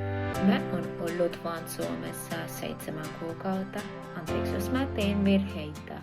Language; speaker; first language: Finnish; non-native, learner; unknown